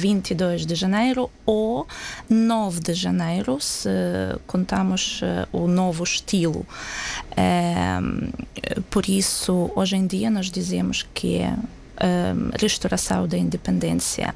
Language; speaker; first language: Portuguese; non-native, fluent; Ukrainian